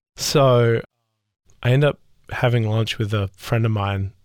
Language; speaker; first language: English; native; English